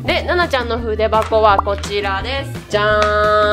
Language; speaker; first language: Japanese; native; Japanese